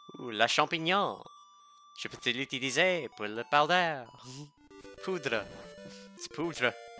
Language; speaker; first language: French; non-native, learner; English